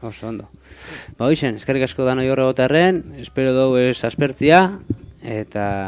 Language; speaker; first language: Basque; native; Basque